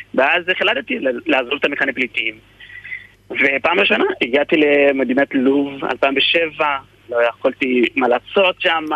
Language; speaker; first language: Hebrew; non-native, fluent; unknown